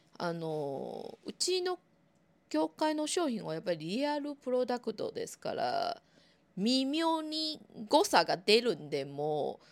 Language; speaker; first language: Japanese; non-native, fluent; Chinese